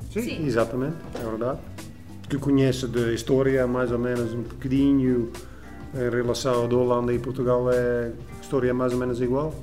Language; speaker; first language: Portuguese; non-native, learner; Dutch